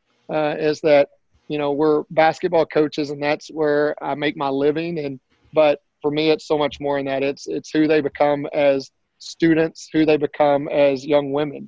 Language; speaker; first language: English; native; English